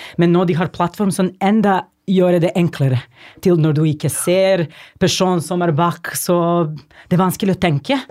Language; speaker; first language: Norwegian; non-native, fluent; Serbian